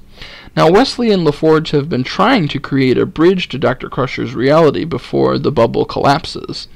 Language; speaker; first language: English; native; English